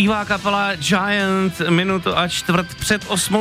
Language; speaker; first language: Czech; native; Czech